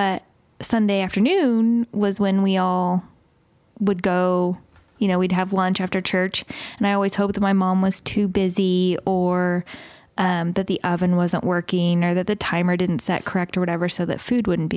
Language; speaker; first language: English; native; English